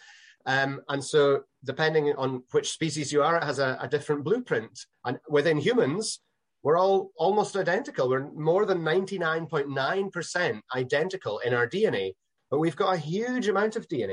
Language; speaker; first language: English; native; English